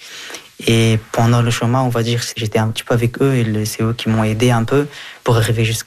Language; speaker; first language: French; early bilingual, other home language; Persian